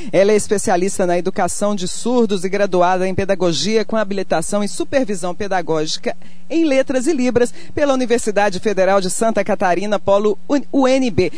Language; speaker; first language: Portuguese; native; Portuguese